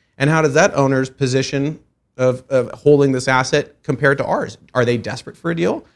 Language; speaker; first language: English; early bilingual, other home language; Persian